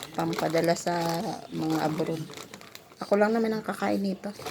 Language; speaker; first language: Filipino; non-native, local second language; Cebuano